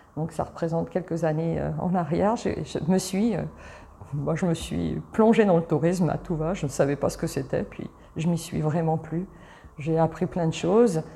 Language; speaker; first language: French; early bilingual, other home language; Italian